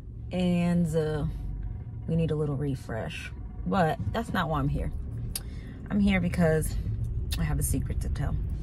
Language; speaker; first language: English; early bilingual, other home language; Spanish